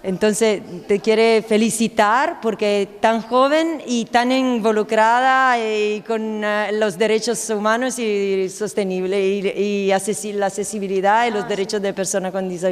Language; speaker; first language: Spanish; non-native, learner; Italian